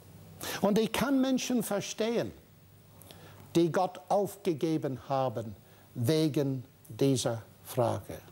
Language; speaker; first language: German; non-native, fluent; English